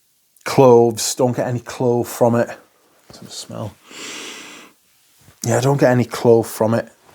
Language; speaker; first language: English; native; English